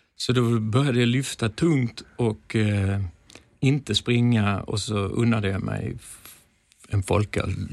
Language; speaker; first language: Swedish; native; Swedish